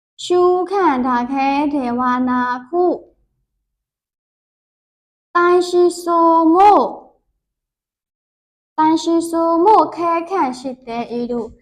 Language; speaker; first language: Japanese; non-native, learner; Burmese